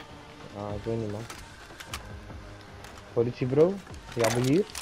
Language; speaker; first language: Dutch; early bilingual, other home language; Turkish